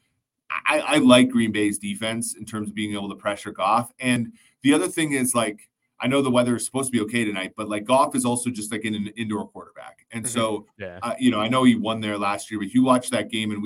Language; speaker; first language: English; native; English